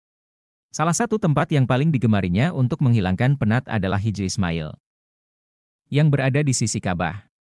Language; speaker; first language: Indonesian; native; Indonesian